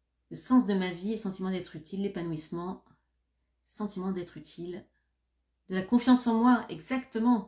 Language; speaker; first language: French; native; French